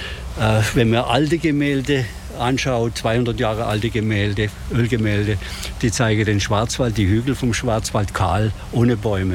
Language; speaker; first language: German; native; German